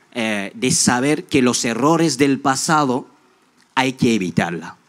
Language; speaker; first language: Spanish; non-native, fluent; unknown